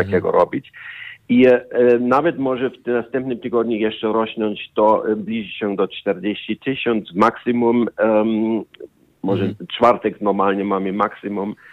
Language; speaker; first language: Polish; non-native, learner; German